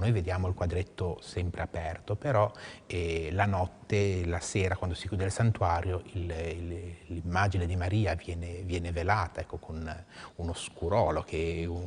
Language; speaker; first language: Italian; native; Italian